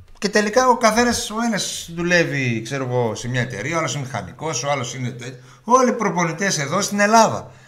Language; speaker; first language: Greek; early bilingual, heritage; Greek